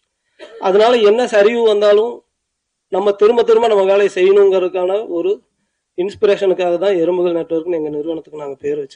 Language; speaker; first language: Tamil; native; Tamil